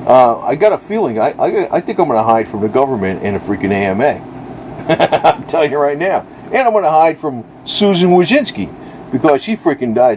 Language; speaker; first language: English; native; English